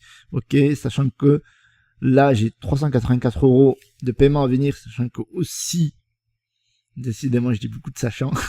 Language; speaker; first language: French; native; French